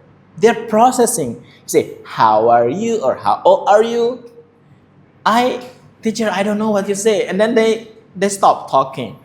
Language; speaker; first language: English; non-native, fluent; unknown